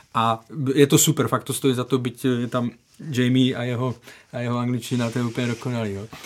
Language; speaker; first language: Czech; native; Czech